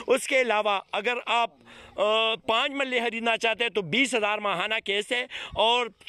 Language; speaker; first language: Urdu; non-native, local second language; Pashto